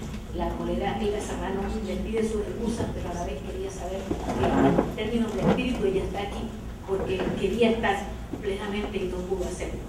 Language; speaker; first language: Spanish; native; Spanish